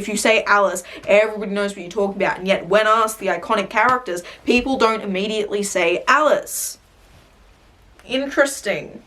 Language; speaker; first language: English; native; English